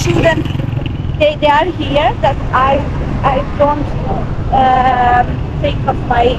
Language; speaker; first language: English; non-native, learner; Persian